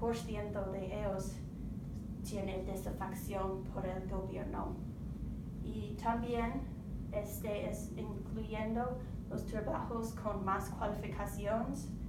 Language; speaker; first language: Spanish; non-native, learner; English